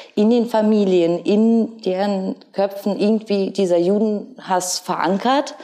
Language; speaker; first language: German; early bilingual, other home language; Ukrainian